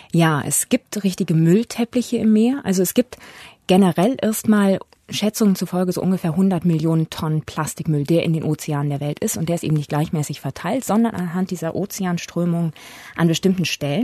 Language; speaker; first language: German; native; German